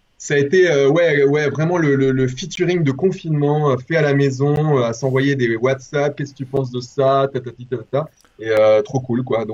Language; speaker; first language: French; early bilingual, other home language; Spanish